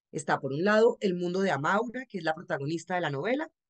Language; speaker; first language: Spanish; native; Spanish